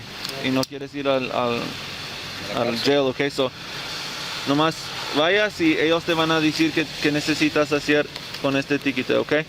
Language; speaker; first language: Spanish; early bilingual, heritage; English